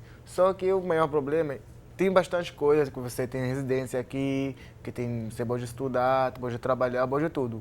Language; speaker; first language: Portuguese; non-native, learner; Arabic